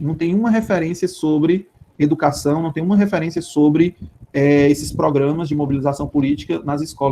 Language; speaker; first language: Portuguese; native; Portuguese